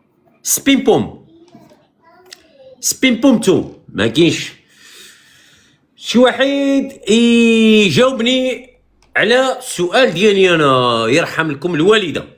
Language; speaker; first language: Arabic; native; Arabic